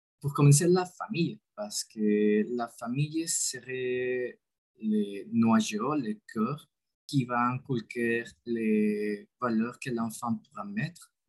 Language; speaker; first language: French; non-native, learner; Spanish